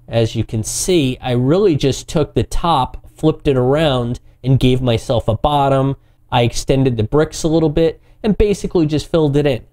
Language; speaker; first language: English; native; English